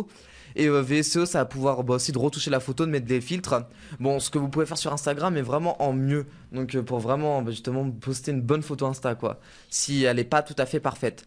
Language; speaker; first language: French; native; French